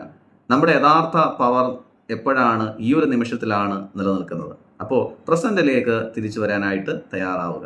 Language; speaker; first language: Malayalam; native; Malayalam